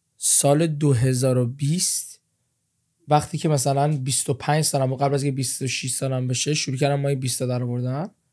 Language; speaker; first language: Persian; early bilingual, heritage; Persian